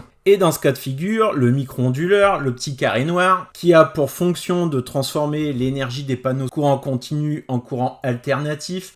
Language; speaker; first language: French; native; French